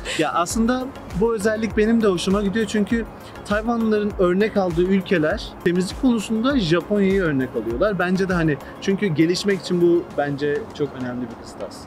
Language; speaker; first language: Turkish; native; Turkish